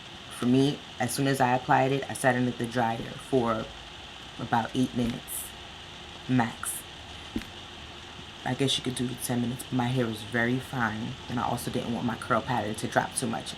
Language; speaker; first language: English; native; English